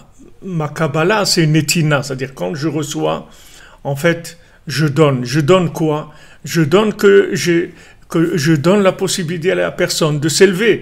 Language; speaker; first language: French; native; French